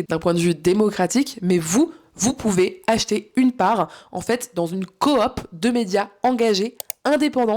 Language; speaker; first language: French; native; French